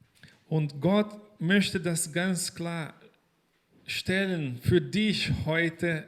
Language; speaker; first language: German; non-native, fluent; Portuguese